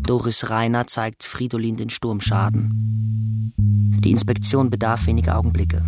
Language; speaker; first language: German; native; German